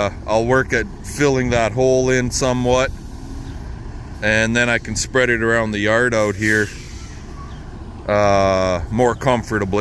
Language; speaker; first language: English; native; English